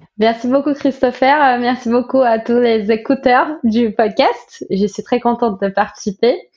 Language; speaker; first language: French; non-native, fluent; Portuguese